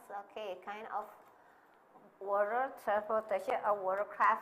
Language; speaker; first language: English; non-native, learner; Indonesian